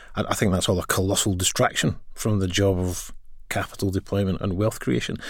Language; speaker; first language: English; native; English